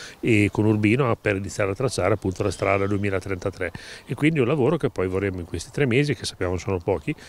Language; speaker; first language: Italian; native; Italian